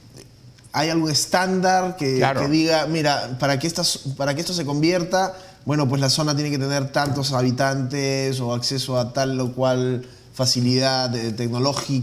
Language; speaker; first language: Spanish; native; Spanish